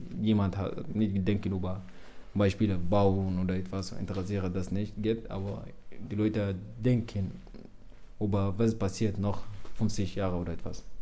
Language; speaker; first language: German; non-native, learner; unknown